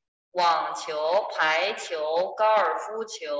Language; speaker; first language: Chinese; non-native, fluent; Thai